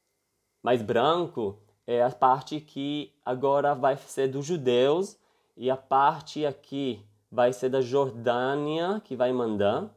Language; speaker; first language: Portuguese; early bilingual, heritage; Hebrew